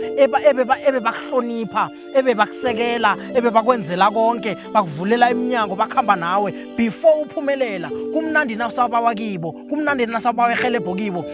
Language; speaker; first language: Zulu; non-native, local second language; South Ndebele